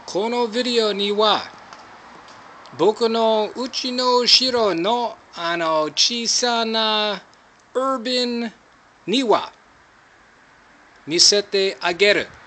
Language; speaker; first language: Japanese; non-native, learner; English